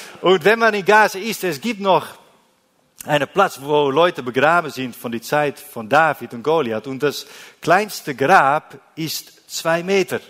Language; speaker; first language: German; non-native, learner; Dutch